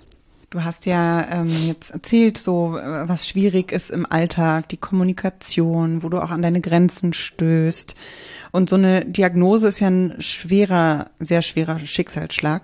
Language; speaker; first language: German; native; German